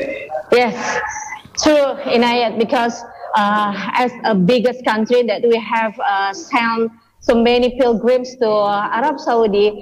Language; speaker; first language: English; non-native, learner; Indonesian